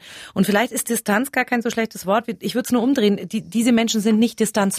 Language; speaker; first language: German; native; German